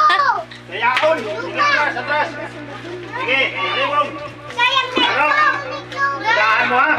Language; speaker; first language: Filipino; non-native, local second language; Bikol